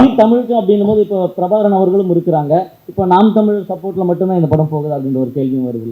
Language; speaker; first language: Tamil; native; Tamil